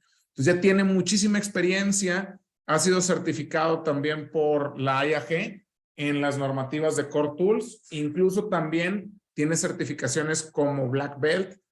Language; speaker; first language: Spanish; native; Spanish